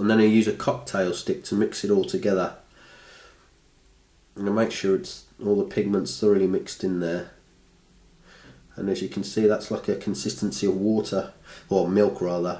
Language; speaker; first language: English; native; English